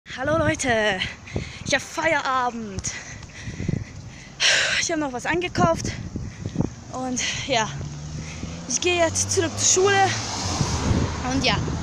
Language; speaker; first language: German; early bilingual, other home language; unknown